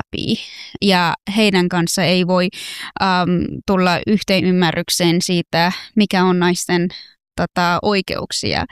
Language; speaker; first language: Finnish; non-native, fluent; Persian